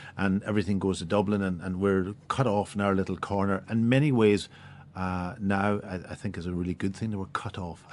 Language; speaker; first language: English; native; English